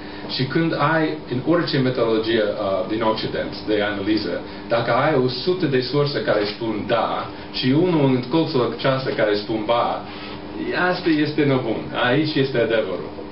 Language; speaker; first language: Romanian; non-native, fluent; English